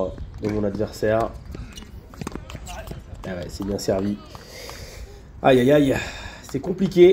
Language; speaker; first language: French; native; French